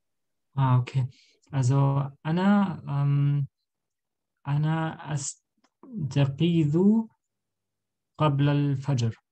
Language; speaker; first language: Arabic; non-native, learner; German